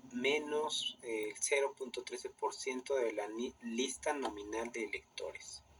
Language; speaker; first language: Spanish; native; Spanish